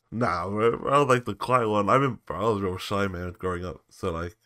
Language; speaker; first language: English; native; English